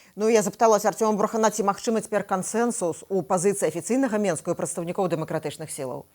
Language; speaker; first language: Belarusian; native; Belarusian